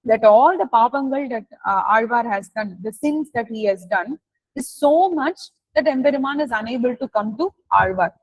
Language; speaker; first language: English; non-native, local second language; Tamil